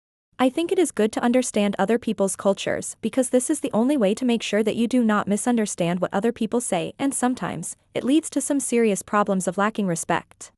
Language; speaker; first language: English; non-native, learner; Vietnamese